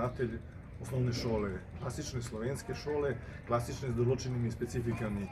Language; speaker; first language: Slovenian; non-native, fluent; Serbian